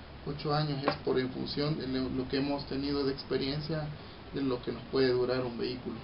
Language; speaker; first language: Spanish; native; Spanish